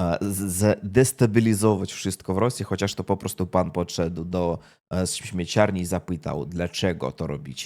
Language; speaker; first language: Polish; non-native, fluent; Russian